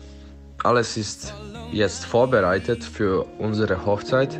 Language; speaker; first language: German; non-native, learner; Bosnian